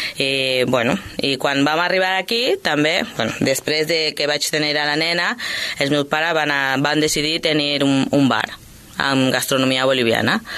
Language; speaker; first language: Catalan; early bilingual, other home language; Spanish